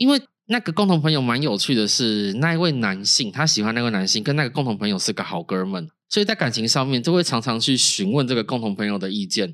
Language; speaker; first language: Chinese; native; Chinese